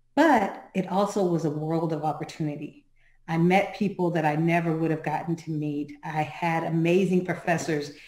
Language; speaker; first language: English; native; English